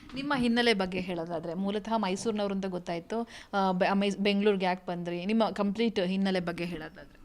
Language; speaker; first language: Kannada; native; Kannada